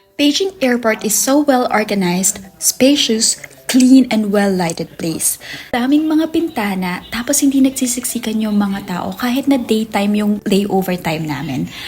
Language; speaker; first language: Filipino; native; Filipino